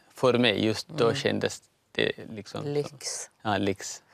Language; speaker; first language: Swedish; non-native, fluent; Tigrinya